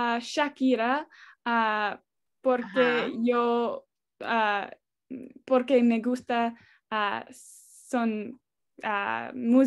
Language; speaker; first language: Spanish; non-native, learner; English